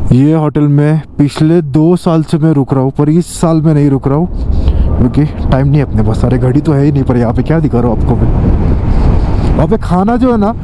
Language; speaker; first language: Hindi; non-native, local second language; Marathi